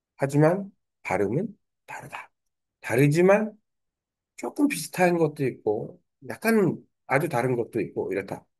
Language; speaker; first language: Korean; native; Korean